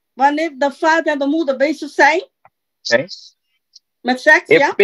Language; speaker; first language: Dutch; non-native, local second language; Papiamento